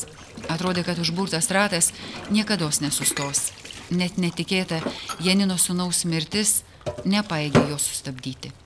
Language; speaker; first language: Lithuanian; native; Lithuanian